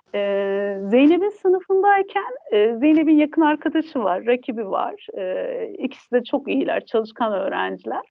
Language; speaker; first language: Turkish; non-native, local second language; Kurdish